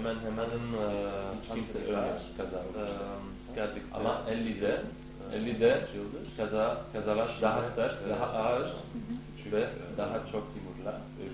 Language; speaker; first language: Turkish; non-native, learner; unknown